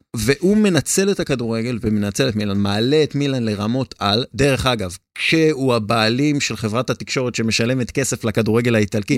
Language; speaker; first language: Hebrew; native; Hebrew